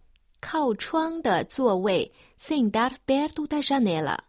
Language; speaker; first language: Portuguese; non-native, fluent; Chinese